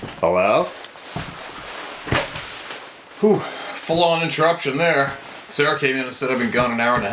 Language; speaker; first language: English; native; English